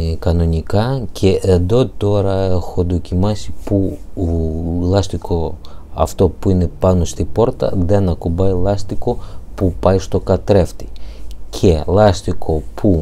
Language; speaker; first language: Greek; non-native, learner; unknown